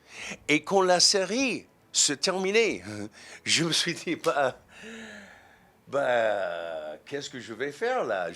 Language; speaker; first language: French; non-native, fluent; English